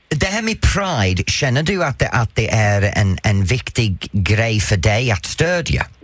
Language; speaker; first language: Swedish; non-native, fluent; English